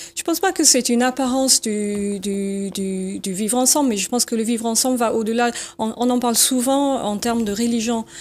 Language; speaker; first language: French; non-native, fluent; English